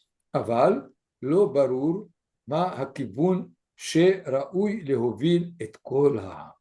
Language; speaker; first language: Hebrew; non-native, fluent; French